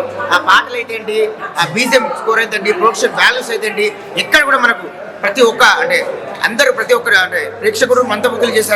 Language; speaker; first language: Telugu; native; Telugu